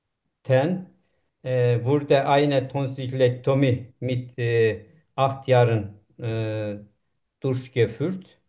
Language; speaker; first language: German; non-native, learner; Turkish